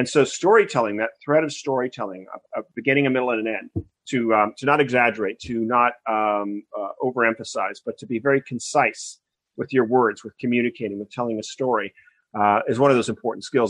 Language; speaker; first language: English; native; English